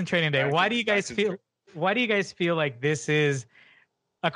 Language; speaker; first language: English; native; English